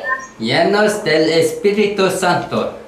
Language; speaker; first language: Spanish; non-native, learner; Korean